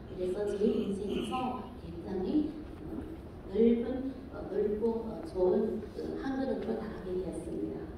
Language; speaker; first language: Korean; early bilingual, heritage; Korean